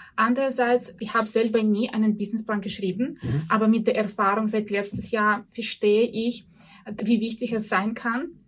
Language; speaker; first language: German; non-native, fluent; Russian